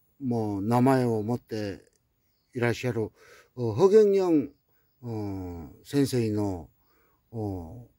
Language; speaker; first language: Japanese; non-native, learner; Korean